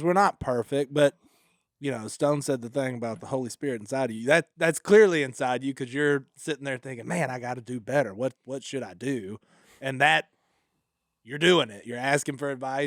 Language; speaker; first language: English; native; English